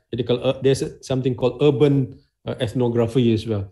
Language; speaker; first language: English; non-native, local second language; Malay